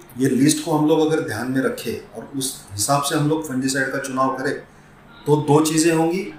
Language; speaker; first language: Hindi; non-native, local second language; Marathi